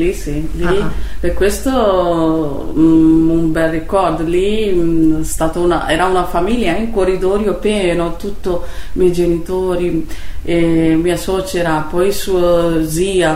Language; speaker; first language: Italian; non-native, learner; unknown